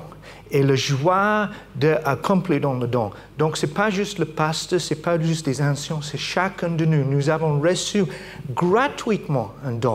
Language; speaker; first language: French; non-native, fluent; English